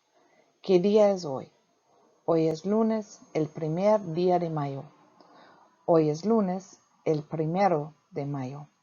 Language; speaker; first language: Spanish; non-native, fluent; English